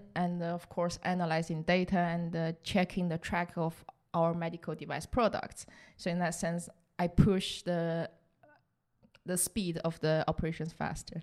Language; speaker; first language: English; non-native, fluent; Chinese